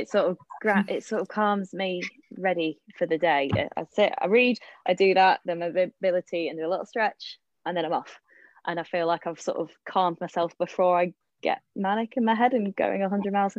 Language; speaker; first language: English; non-native, local second language; Welsh